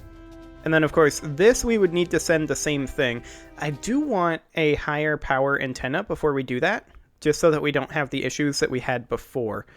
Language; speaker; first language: English; native; English